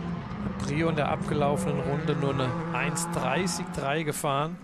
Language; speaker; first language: German; native; German